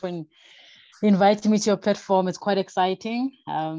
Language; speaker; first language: English; non-native, local second language; Southern Sotho